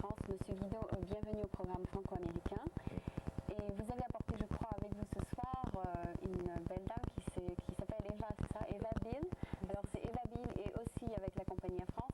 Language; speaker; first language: French; native; French